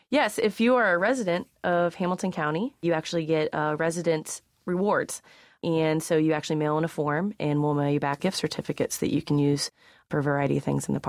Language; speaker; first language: English; native; English